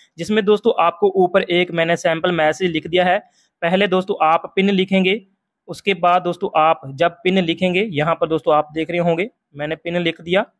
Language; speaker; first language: Hindi; non-native, local second language; Punjabi